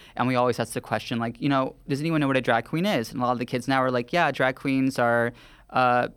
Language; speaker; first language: English; native; English